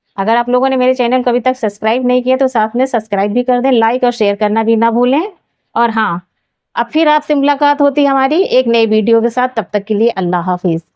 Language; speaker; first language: Hindi; native; Hindi